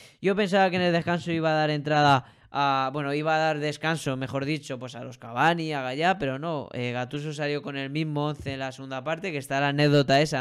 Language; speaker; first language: Spanish; native; Spanish